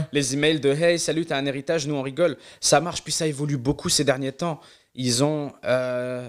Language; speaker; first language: French; non-native, local second language; Arabic